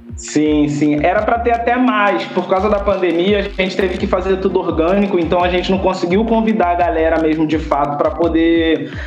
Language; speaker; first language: Portuguese; native; Portuguese